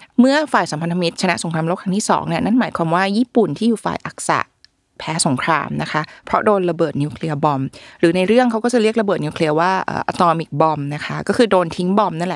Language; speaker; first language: Thai; native; Thai